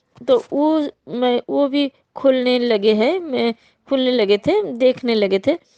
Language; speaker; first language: Hindi; non-native, local second language; Bangla